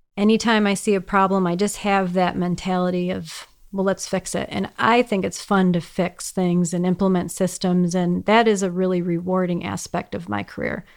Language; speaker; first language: English; native; English